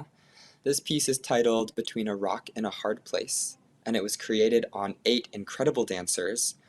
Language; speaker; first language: English; native; English